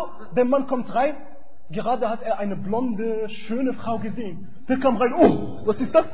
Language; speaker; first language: German; non-native, fluent; Arabic